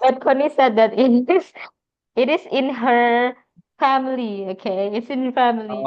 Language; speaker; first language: English; non-native, fluent; Indonesian